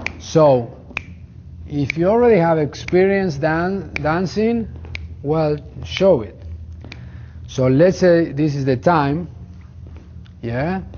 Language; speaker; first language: English; non-native, fluent; Spanish